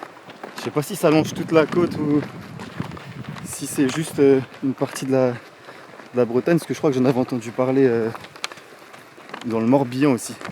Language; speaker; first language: French; native; French